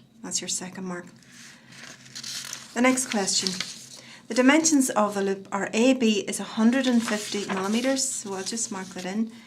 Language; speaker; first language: English; native; English